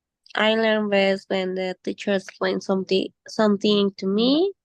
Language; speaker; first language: English; non-native, learner; Spanish